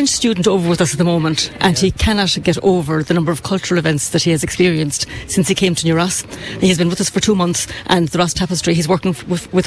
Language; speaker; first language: English; native; English